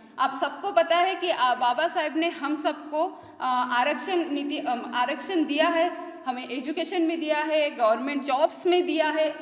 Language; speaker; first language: Hindi; non-native, local second language; Marathi